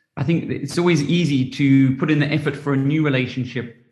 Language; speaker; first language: English; native; English